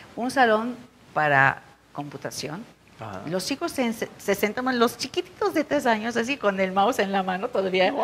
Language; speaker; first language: Spanish; non-native, fluent; Turkish